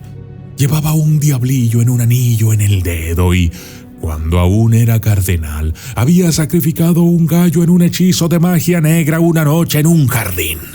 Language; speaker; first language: Spanish; native; Spanish